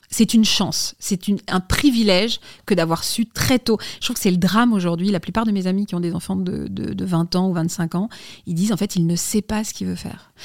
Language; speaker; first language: French; native; French